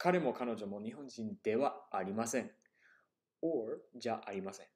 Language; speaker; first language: Japanese; non-native, fluent; English